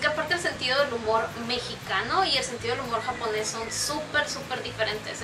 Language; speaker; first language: Spanish; native; Spanish